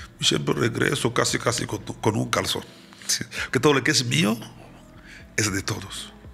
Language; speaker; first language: Spanish; non-native, fluent; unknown